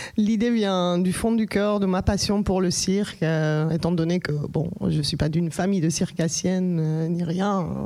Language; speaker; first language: French; non-native, fluent; Persian